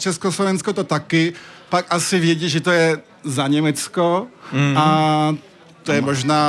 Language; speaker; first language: Czech; early bilingual, heritage; French